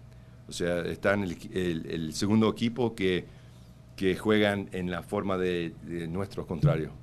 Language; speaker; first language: Spanish; early bilingual, heritage; Spanish